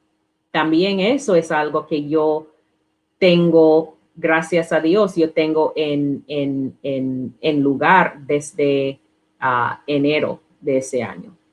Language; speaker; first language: Spanish; non-native, learner; English